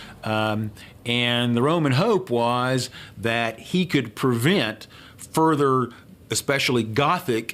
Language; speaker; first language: English; native; English